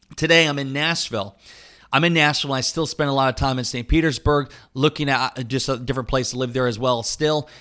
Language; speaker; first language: English; native; English